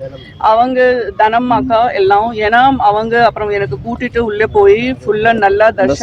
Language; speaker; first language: Tamil; non-native, fluent; Gujarati